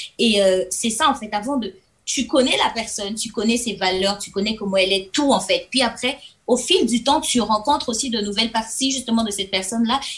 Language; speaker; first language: French; non-native, local second language; Lingala